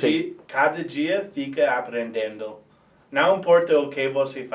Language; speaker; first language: Portuguese; non-native, fluent; English